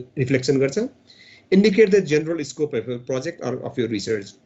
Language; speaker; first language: English; non-native, local second language; Nepali